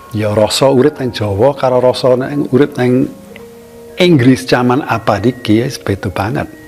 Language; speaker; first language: Javanese; non-native, fluent; English